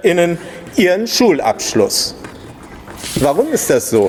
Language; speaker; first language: German; native; German